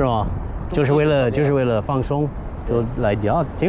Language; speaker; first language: Chinese; non-native, fluent; English